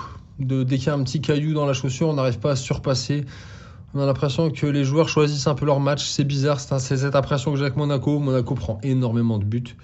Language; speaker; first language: French; native; French